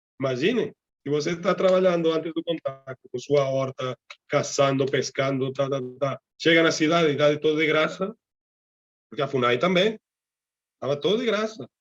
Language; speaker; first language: Portuguese; non-native, fluent; Catalan